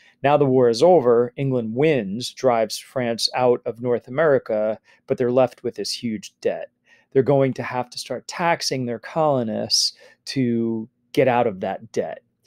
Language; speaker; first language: English; native; English